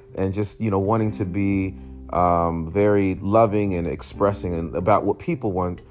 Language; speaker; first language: English; native; English